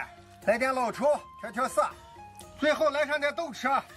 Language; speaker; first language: Chinese; native; Chinese